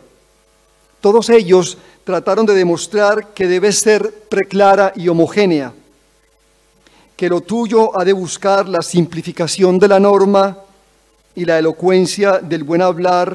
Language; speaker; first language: Spanish; native; Spanish